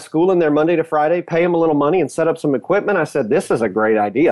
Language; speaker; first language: English; native; English